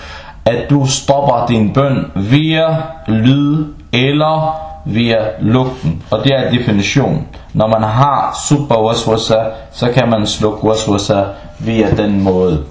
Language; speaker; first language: Danish; non-native, local second language; Arabic